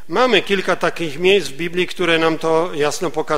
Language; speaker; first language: Polish; native; Polish